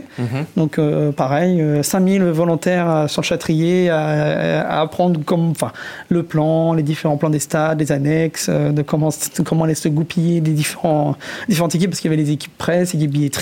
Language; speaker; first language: French; native; French